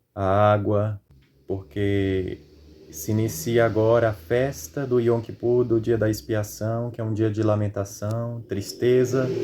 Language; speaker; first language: Portuguese; native; Portuguese